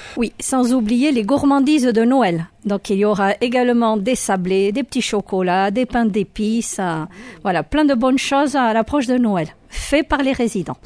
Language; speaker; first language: French; native; French